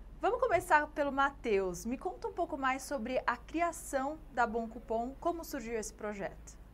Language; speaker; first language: Portuguese; native; Portuguese